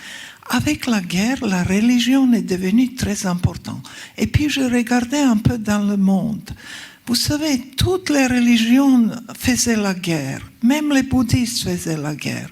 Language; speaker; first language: French; non-native, fluent; Croatian